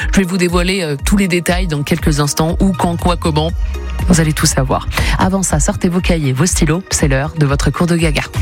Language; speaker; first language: French; native; French